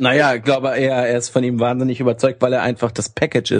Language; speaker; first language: German; native; German